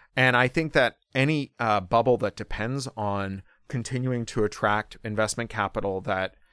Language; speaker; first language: English; native; English